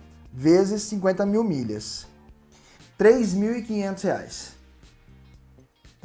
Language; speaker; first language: Portuguese; native; Portuguese